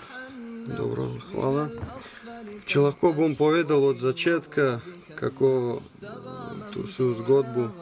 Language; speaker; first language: Slovenian; non-native, learner; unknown